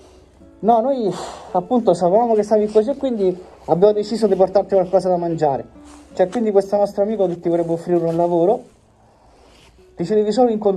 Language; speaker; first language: Italian; native; Italian